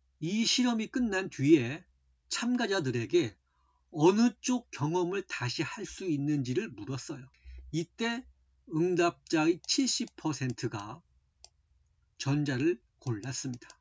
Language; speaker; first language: Korean; native; Korean